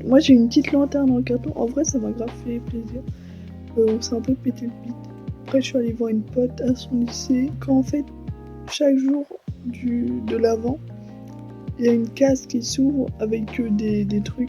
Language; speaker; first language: French; native; French